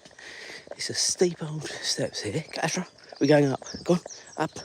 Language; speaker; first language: English; native; English